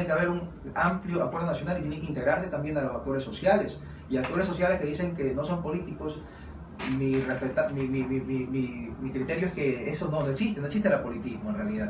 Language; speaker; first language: Spanish; native; Spanish